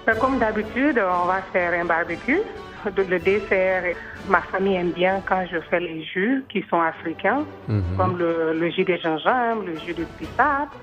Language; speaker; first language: French; non-native, local second language; Bambara